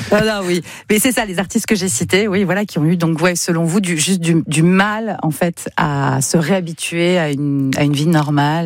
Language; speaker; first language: French; native; French